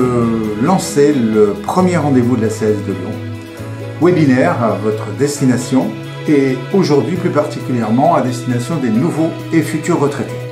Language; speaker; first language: French; native; French